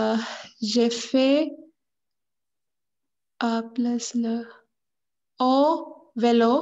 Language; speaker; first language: French; non-native, learner; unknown